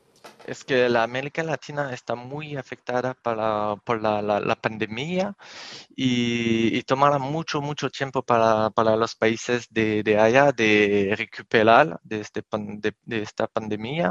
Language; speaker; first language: Spanish; non-native, fluent; French